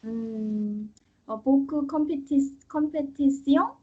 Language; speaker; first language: French; non-native, learner; Korean